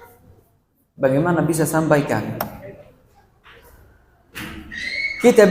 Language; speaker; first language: Indonesian; non-native, fluent; Arabic